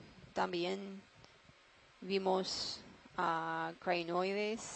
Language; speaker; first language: Spanish; non-native, learner; English